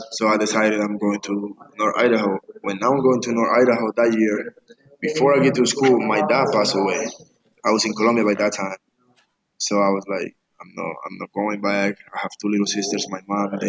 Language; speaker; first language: English; non-native, fluent; Spanish